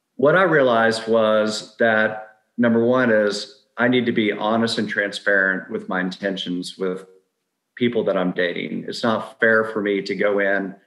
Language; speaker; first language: English; native; English